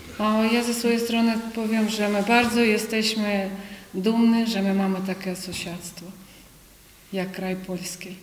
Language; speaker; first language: Polish; non-native, fluent; Ukrainian